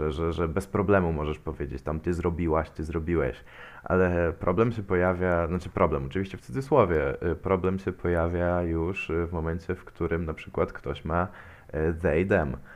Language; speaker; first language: Polish; native; Polish